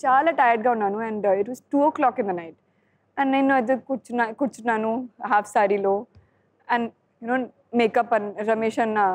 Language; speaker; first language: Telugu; non-native, learner; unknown